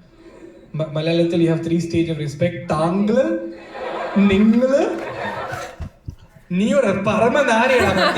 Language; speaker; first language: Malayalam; non-native, learner; English